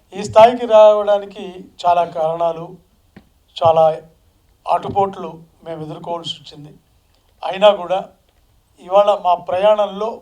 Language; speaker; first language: Telugu; native; Telugu